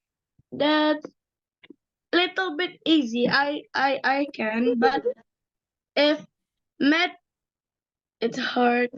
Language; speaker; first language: English; non-native, learner; Indonesian